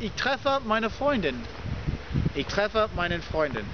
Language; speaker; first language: German; non-native, learner; English